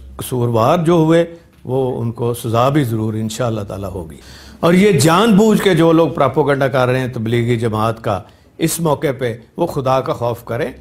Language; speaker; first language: Urdu; non-native, local second language; Punjabi